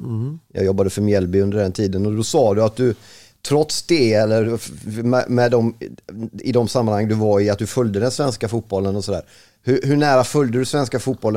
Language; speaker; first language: Swedish; native; Swedish